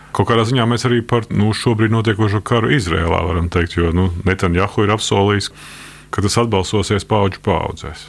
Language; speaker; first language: Latvian; native; Latvian